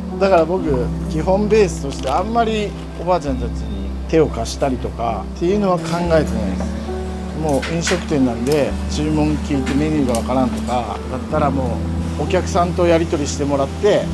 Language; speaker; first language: Japanese; native; Japanese